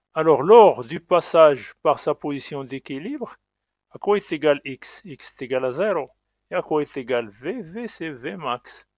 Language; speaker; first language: French; non-native, local second language; Arabic